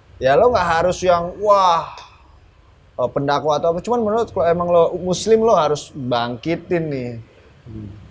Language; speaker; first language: Indonesian; native; Indonesian